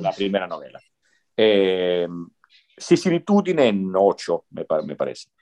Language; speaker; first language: Spanish; non-native, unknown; Italian